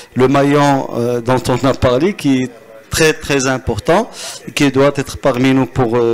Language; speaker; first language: French; non-native, local second language; Arabic